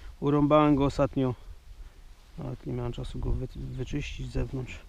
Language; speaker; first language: Polish; native; Polish